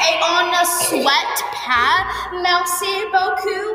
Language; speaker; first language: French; non-native, learner; English